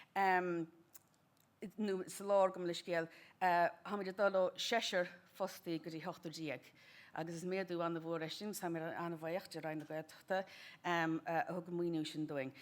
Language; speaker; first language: Irish; native; Irish